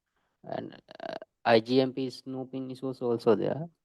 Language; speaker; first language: English; non-native, fluent; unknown